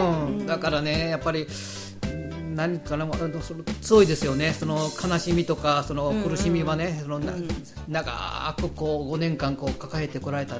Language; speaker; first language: Japanese; native; Japanese